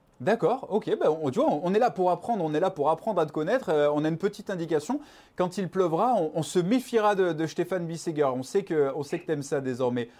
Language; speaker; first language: French; native; French